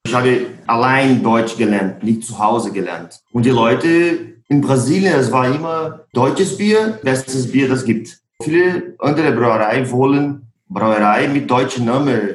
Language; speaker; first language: German; non-native, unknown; Portuguese